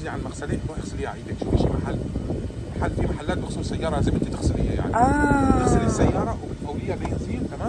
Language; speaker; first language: Arabic; native; Arabic